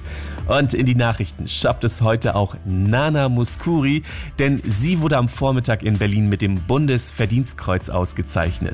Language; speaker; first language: German; native; German